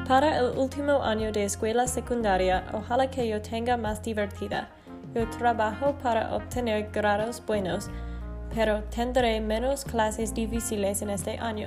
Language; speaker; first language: Spanish; non-native, learner; English